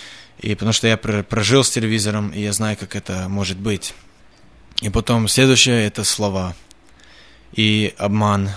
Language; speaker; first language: Russian; early bilingual, heritage; Russian